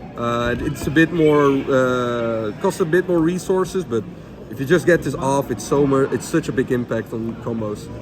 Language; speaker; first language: English; non-native, fluent; Dutch